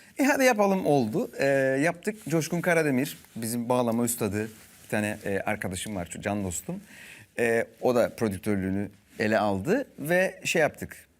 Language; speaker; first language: Turkish; native; Turkish